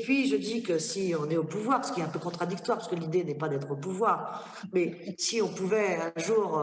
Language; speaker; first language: French; native; French